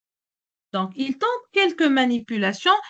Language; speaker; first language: French; non-native, local second language; Arabic